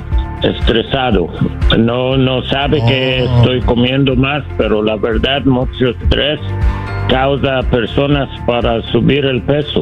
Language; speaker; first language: Spanish; non-native, learner; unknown